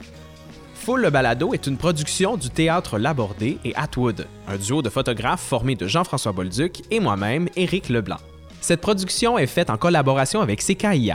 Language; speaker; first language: French; native; French